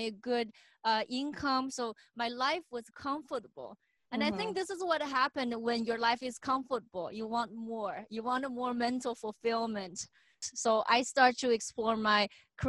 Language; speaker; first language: English; non-native, fluent; Chinese